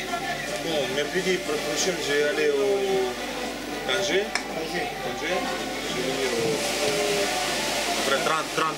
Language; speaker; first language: French; non-native, learner; Russian